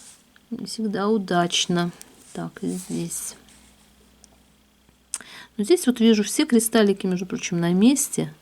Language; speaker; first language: Russian; native; Russian